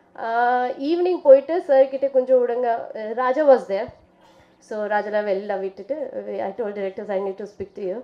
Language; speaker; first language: Tamil; non-native, fluent; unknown